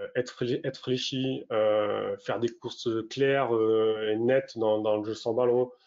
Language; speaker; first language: French; native; French